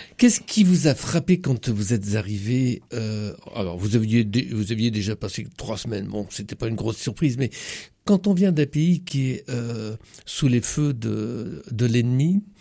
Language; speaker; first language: French; native; French